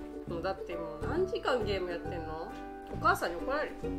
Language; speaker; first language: Japanese; native; Japanese